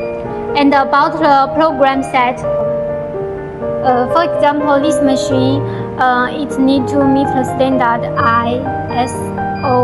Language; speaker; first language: English; non-native, learner; Chinese